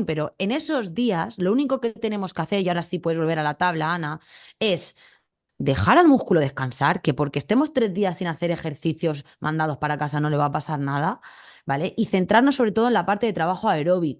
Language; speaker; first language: Spanish; native; Spanish